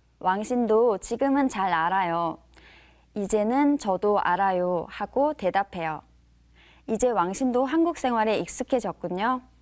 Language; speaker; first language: Korean; native; Korean